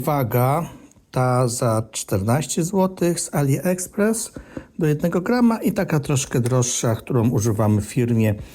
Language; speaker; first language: Polish; native; Polish